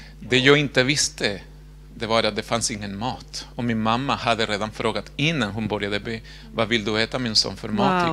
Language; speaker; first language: Swedish; non-native, fluent; Spanish